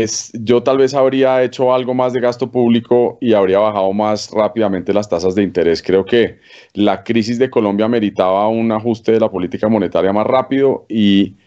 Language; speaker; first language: Spanish; native; Spanish